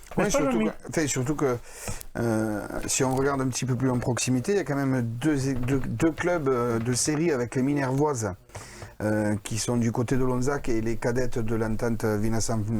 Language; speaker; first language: French; native; French